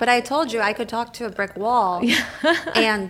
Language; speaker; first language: English; native; English